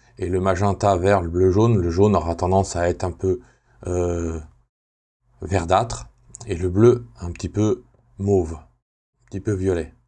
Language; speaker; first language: French; native; French